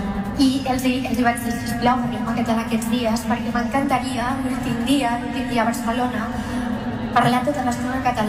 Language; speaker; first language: Catalan; non-native, local second language; Spanish